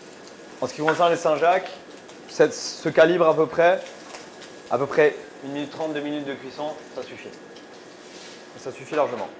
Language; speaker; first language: French; native; French